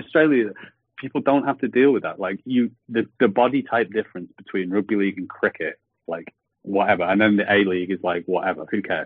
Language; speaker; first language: English; native; English